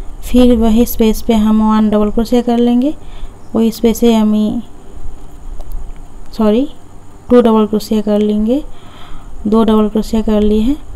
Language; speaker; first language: Hindi; non-native, local second language; Bangla